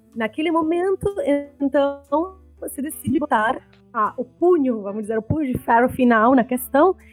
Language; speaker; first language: Portuguese; non-native, fluent; Italian